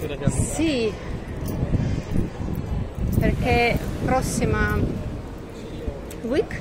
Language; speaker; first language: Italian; non-native, learner; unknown